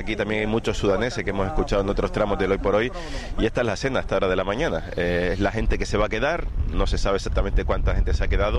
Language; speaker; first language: Spanish; native; Spanish